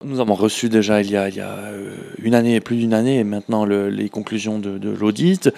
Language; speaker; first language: French; native; French